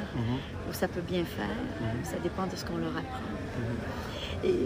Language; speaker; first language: French; native; French